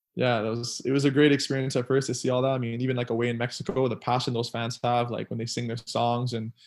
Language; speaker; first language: English; native; English